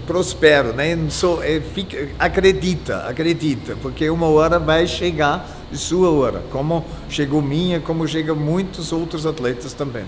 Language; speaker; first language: Portuguese; non-native, fluent; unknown